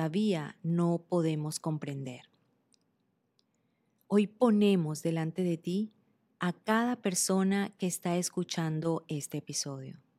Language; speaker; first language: Spanish; native; Spanish